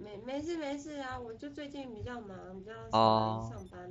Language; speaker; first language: Chinese; native; Chinese